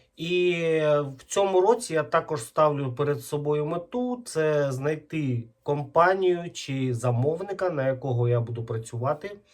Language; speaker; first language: Ukrainian; non-native, local second language; Russian